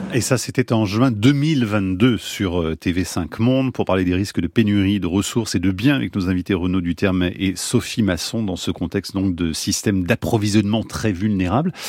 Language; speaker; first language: French; native; French